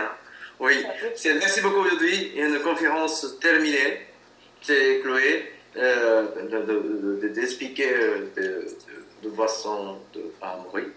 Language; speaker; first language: French; non-native, learner; Japanese